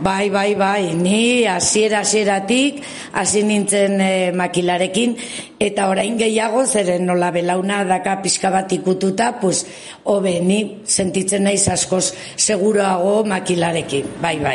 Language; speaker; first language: Basque; non-native, local second language; Spanish